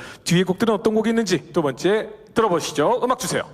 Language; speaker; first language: Korean; native; Korean